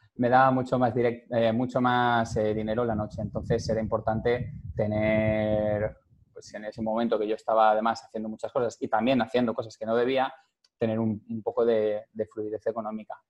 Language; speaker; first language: Spanish; native; Spanish